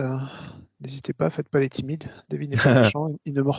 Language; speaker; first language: French; native; French